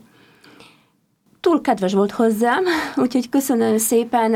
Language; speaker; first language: Hungarian; non-native, fluent; Polish